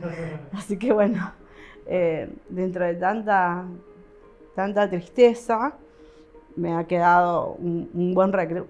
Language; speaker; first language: Spanish; native; Spanish